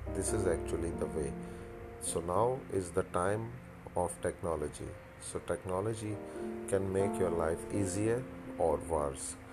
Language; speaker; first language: English; non-native, local second language; Urdu